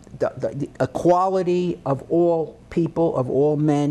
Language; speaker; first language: English; native; English